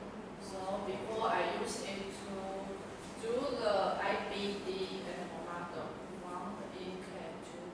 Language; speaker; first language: English; non-native, learner; Chinese